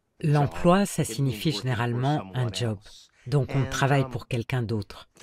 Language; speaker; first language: French; native; French